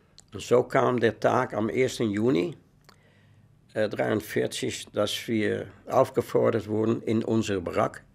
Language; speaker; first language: German; non-native, fluent; Dutch